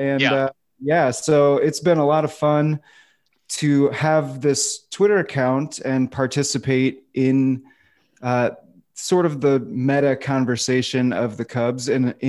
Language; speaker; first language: English; native; English